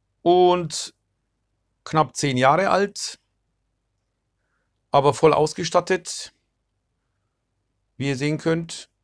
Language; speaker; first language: German; non-native, fluent; Turkish